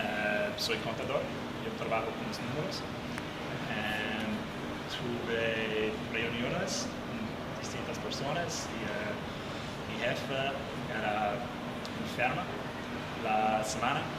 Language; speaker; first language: Spanish; non-native, learner; English